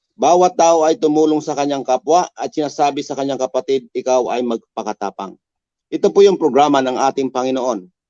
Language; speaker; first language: Filipino; native; Filipino